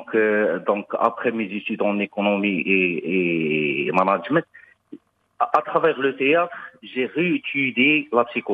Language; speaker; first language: French; non-native, local second language; Arabic